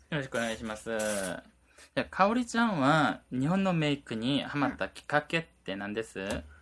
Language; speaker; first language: Japanese; non-native, fluent; Korean